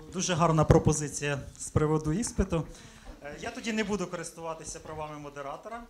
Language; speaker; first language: Ukrainian; native; Ukrainian